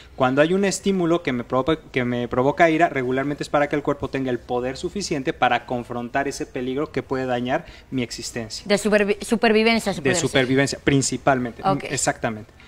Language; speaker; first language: Spanish; native; Spanish